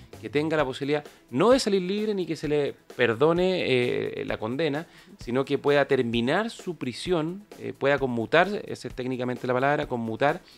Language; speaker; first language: Spanish; native; Spanish